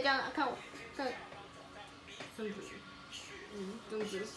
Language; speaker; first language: Chinese; early bilingual, heritage; Chinese